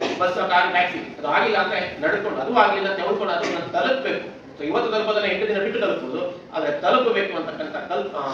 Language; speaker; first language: Kannada; non-native, local second language; Kodava